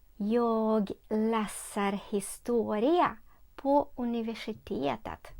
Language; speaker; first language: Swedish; non-native, fluent; Ukrainian